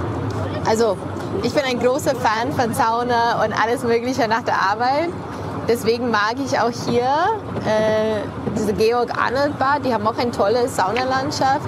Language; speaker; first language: German; non-native, fluent; English